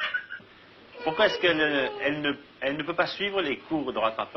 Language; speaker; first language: French; native; French